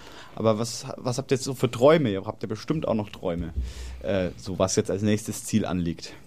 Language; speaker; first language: German; native; German